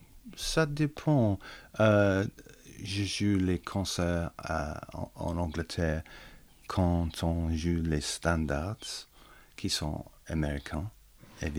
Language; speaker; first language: French; non-native, learner; English